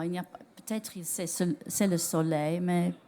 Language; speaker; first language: French; non-native, learner; English